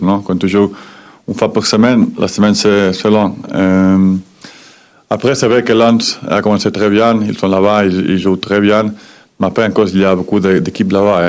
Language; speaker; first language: French; non-native, fluent; Spanish